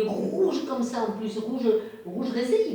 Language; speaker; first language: French; native; French